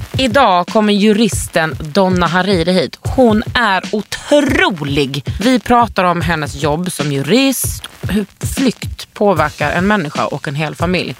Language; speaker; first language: Swedish; native; Swedish